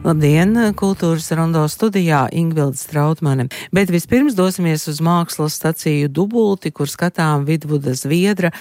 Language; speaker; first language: Latvian; native; Latvian